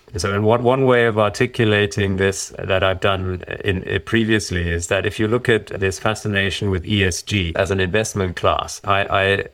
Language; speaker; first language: English; early bilingual, other home language; German